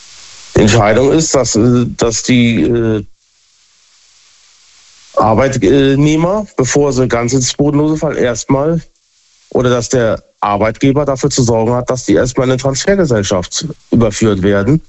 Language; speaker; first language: German; native; German